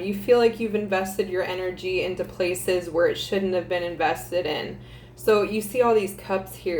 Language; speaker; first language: English; native; English